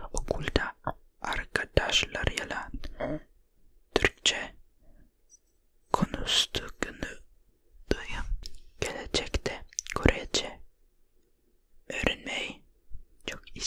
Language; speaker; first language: Turkish; non-native, learner; Finnish